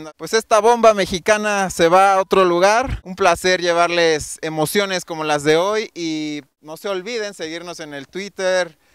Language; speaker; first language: Spanish; native; Spanish